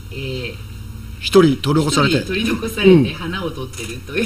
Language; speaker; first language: Japanese; native; Japanese